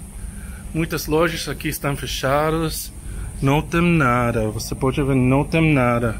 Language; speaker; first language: Portuguese; non-native, learner; English